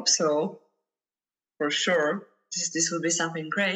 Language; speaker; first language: English; non-native, fluent; Polish